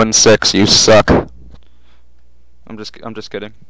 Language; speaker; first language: English; native; English